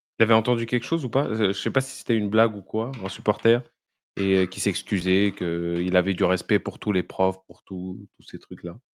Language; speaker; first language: French; native; French